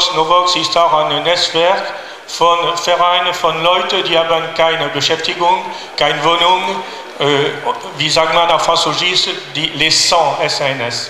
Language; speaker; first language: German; non-native, learner; French